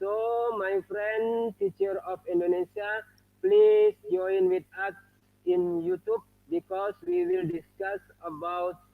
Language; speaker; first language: English; non-native, learner; Indonesian